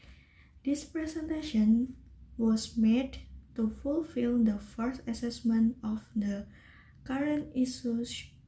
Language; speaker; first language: English; non-native, learner; Indonesian